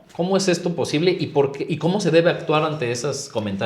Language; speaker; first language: Spanish; native; Spanish